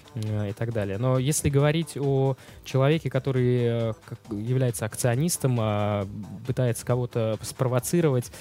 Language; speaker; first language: Russian; native; Russian